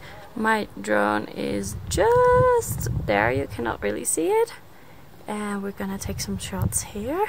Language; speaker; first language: English; non-native, fluent; Dutch